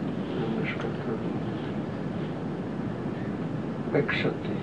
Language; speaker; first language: Russian; non-native, learner; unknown